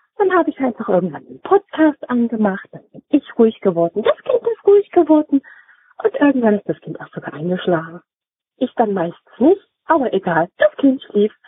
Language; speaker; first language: German; native; German